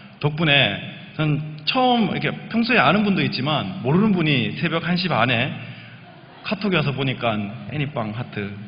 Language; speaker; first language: Korean; native; Korean